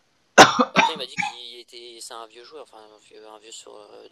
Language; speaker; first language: French; native; French